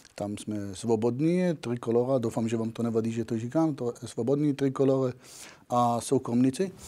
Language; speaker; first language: Czech; non-native, learner; Hebrew